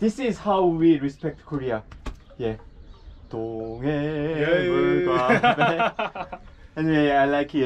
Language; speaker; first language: English; non-native, learner; Korean